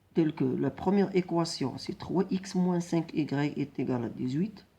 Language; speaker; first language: French; non-native, local second language; Arabic